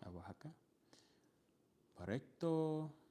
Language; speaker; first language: Spanish; non-native, learner; English